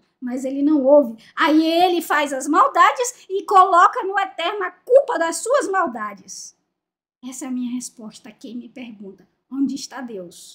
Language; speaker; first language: Portuguese; native; Portuguese